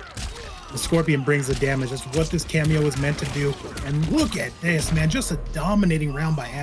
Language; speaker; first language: English; native; English